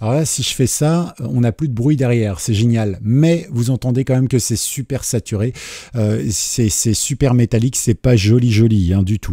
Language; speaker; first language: French; native; French